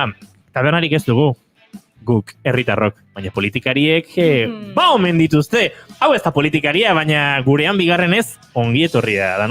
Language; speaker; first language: Basque; native; Basque